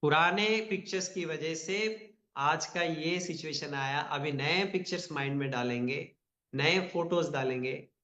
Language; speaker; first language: Hindi; non-native, local second language; Telugu